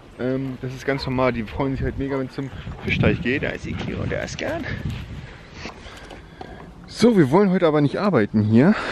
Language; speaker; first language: German; native; German